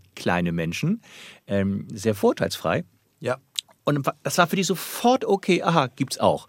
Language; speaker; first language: German; native; German